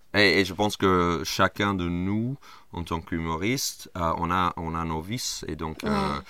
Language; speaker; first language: French; non-native, fluent; English